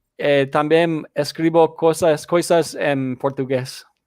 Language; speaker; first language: Portuguese; non-native, learner; English